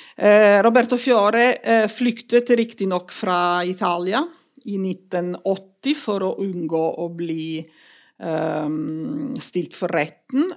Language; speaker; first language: Norwegian; non-native, fluent; Italian